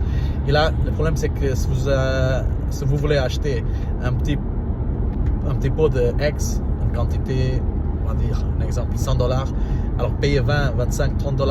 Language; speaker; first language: French; non-native, learner; Portuguese